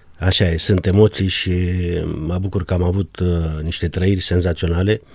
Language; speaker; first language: Romanian; non-native, local second language; German